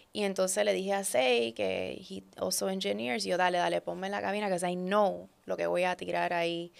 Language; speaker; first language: Spanish; early bilingual, other home language; Dutch